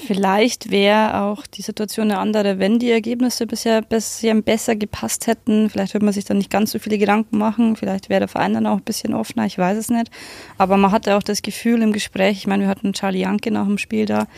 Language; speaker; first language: German; native; German